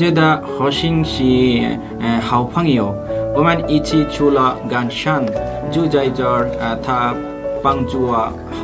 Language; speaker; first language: Chinese; non-native, learner; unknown